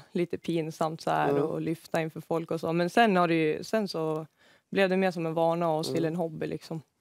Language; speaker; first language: Swedish; native; Swedish